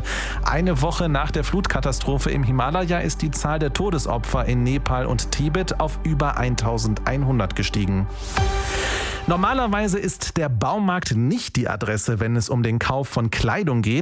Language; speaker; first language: German; native; German